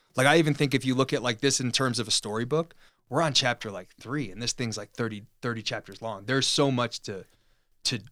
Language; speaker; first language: English; native; English